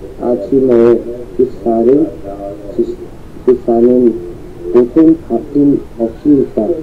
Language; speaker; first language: Korean; non-native, learner; Vietnamese